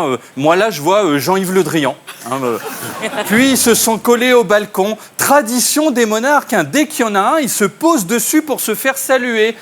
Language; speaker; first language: French; native; French